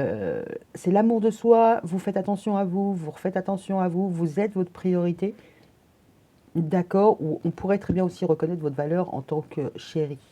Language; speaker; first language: French; native; French